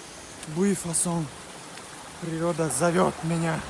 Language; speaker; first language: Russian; non-native, local second language; Tajik